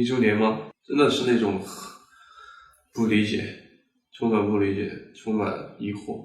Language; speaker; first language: Chinese; native; Chinese